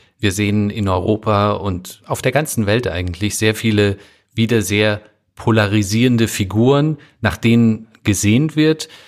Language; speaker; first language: German; native; German